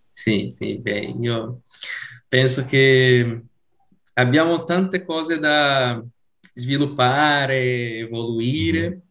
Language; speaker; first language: Italian; non-native, fluent; Portuguese